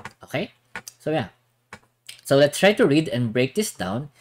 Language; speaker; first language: English; non-native, local second language; Filipino